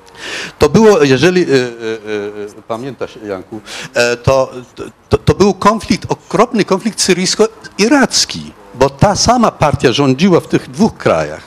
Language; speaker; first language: Polish; non-native, fluent; Arabic